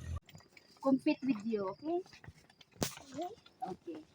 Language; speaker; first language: English; non-native, local second language; Filipino